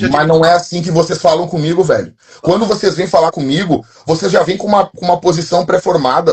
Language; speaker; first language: Portuguese; native; Portuguese